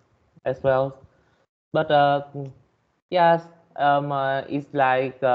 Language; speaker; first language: English; non-native, learner; Vietnamese